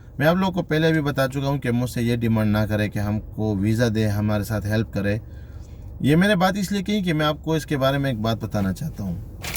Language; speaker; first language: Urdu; non-native, local second language; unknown